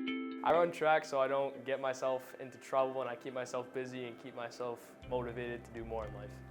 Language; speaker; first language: English; native; English